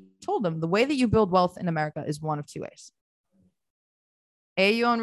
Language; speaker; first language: English; early bilingual, other home language; Albanian